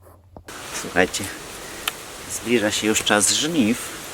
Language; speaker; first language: Polish; native; Polish